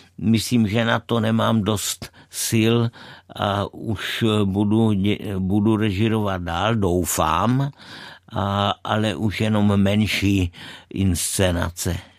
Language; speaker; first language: Czech; native; Czech